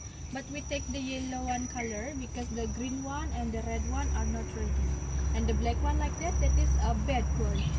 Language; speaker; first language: English; non-native, fluent; Indonesian